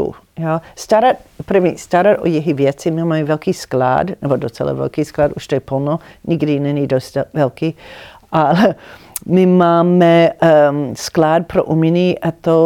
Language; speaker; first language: Czech; non-native, learner; English